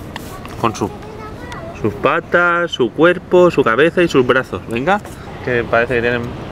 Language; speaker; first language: Spanish; native; Spanish